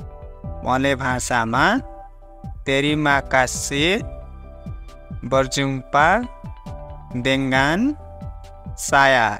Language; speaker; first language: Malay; non-native, learner; Nepali